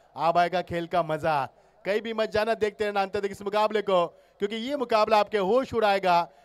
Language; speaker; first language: Hindi; non-native, local second language; Marathi